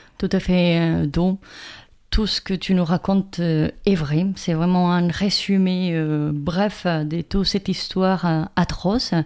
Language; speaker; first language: French; non-native, fluent; Spanish